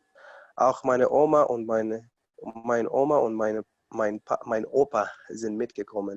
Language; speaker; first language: German; non-native, learner; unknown